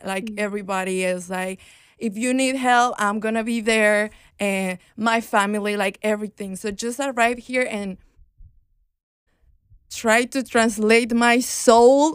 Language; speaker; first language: English; non-native, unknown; Spanish